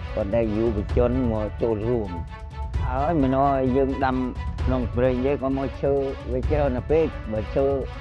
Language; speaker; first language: Khmer; non-native, local second language; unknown